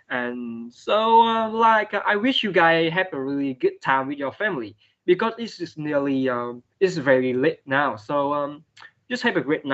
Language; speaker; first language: English; non-native, fluent; Vietnamese